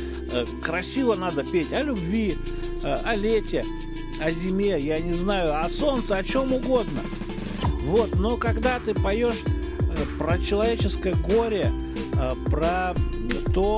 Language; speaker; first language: Russian; native; Russian